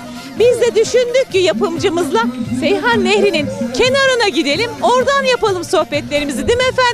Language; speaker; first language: Turkish; native; Turkish